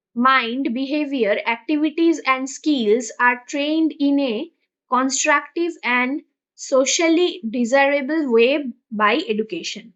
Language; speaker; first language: English; non-native, local second language; Bangla